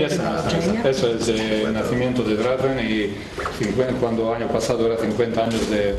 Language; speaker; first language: Spanish; non-native, fluent; Croatian